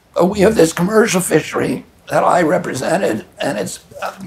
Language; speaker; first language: English; native; English